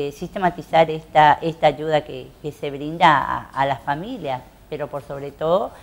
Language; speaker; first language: Spanish; native; Spanish